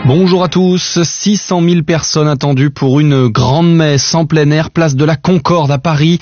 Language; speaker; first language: French; native; French